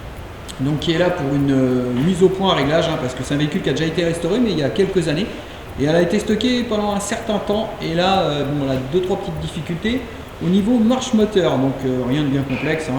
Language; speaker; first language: French; native; French